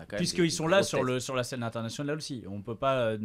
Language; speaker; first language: French; native; French